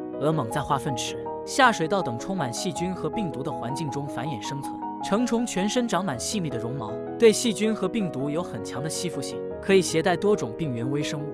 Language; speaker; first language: Chinese; native; Chinese